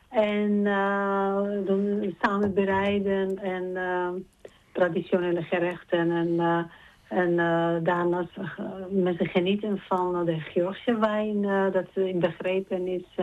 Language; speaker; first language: Dutch; non-native, learner; Georgian